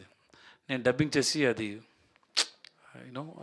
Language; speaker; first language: Telugu; non-native, learner; Tamil